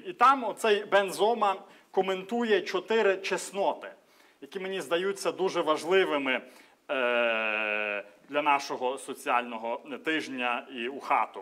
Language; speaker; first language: Ukrainian; native; Ukrainian